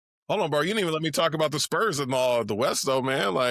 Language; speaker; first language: English; native; English